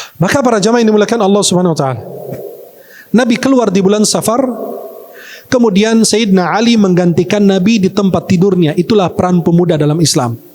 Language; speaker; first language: Malay; non-native, fluent; Arabic